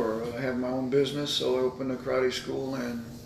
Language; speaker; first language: English; native; English